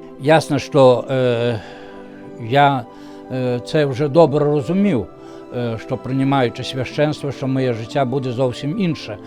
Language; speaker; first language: Ukrainian; non-native, fluent; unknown